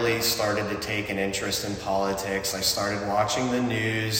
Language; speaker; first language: English; native; English